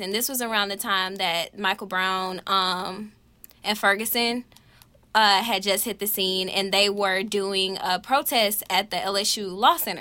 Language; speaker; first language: English; native; English